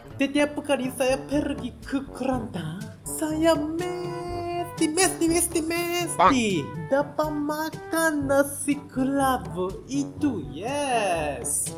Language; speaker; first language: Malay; non-native, learner; Japanese